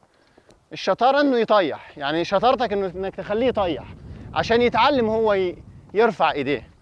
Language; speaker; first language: Arabic; native; Arabic